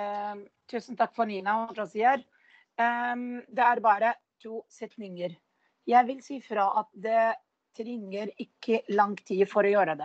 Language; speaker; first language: Norwegian; non-native, fluent; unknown